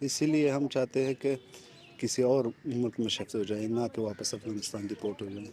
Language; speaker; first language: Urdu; non-native, fluent; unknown